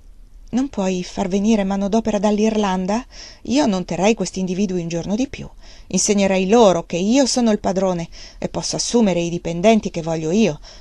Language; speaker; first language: Italian; native; Italian